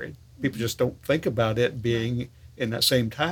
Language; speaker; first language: English; native; English